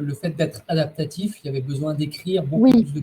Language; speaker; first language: French; native; French